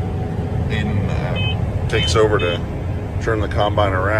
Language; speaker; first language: English; native; English